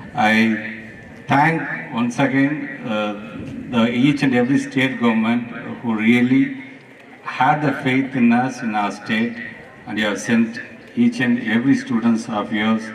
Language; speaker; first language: English; non-native, local second language; Tamil